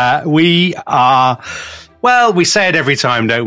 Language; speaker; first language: English; native; English